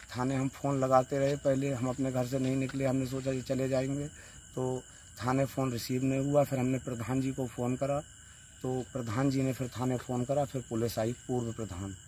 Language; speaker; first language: Hindi; native; Hindi